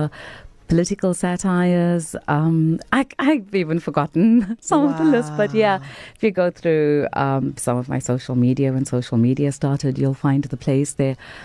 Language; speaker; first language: English; native; English